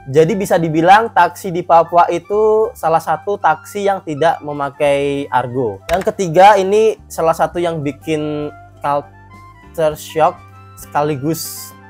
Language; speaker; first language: Indonesian; native; Indonesian